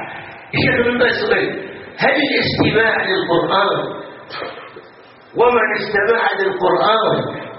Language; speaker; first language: Arabic; native; Arabic